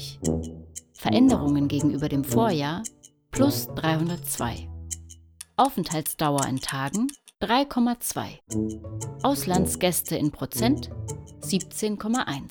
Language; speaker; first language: German; native; German